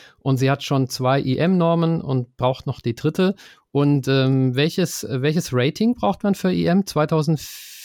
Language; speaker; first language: German; native; German